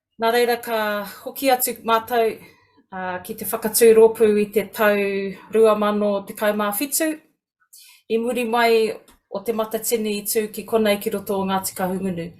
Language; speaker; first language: Māori; non-native, local second language; English